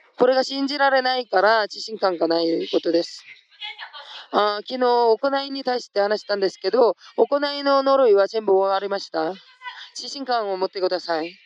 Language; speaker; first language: Japanese; non-native, fluent; Korean